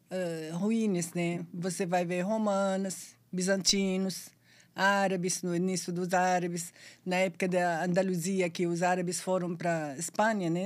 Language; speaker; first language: Portuguese; non-native, fluent; Arabic